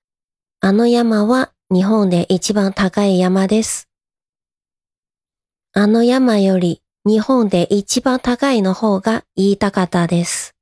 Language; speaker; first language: Japanese; non-native, fluent; Chinese